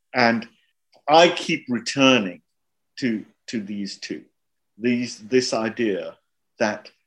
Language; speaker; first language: English; non-native, local second language; Hindi